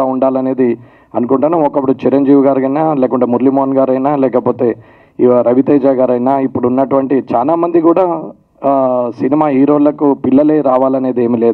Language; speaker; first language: Telugu; native; Telugu